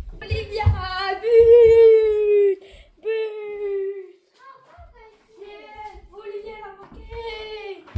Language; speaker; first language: Korean; early bilingual, heritage; Korean